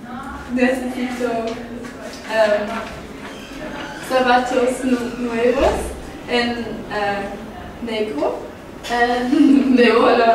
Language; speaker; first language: Spanish; non-native, learner; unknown